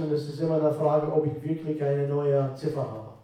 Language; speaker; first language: German; non-native, fluent; English